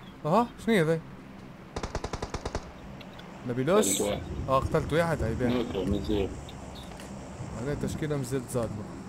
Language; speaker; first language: Arabic; native; Arabic